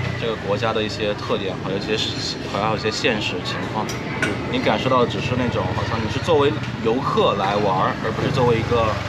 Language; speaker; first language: Chinese; early bilingual, heritage; Chinese